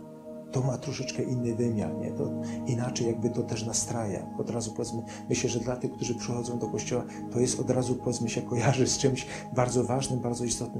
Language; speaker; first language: Polish; native; Polish